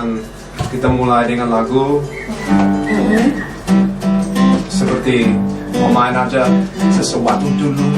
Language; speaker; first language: Indonesian; non-native, fluent; English